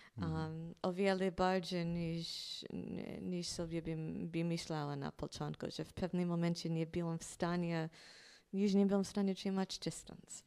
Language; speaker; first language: Polish; non-native, fluent; English